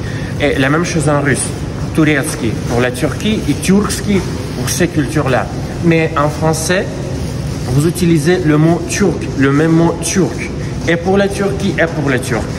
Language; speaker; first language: French; non-native, fluent; Russian